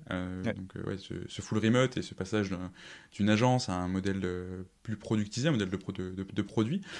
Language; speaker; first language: French; native; French